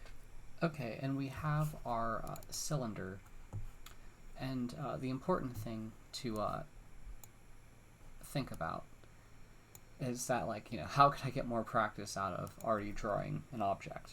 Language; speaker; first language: English; native; English